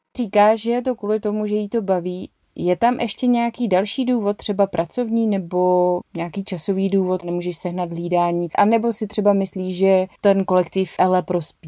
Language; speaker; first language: Czech; native; Czech